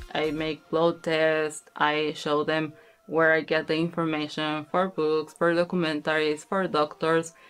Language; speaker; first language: English; non-native, learner; Spanish